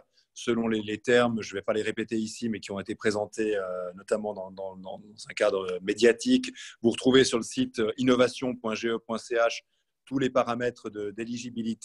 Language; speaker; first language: French; native; French